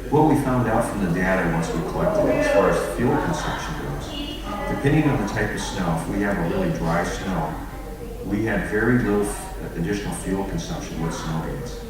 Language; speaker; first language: English; native; English